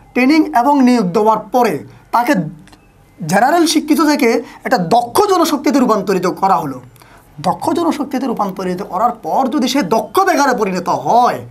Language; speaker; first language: Bangla; native; Bangla